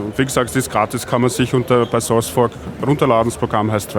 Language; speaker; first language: German; native; German